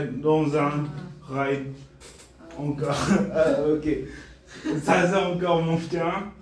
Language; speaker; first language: French; non-native, fluent; Bulgarian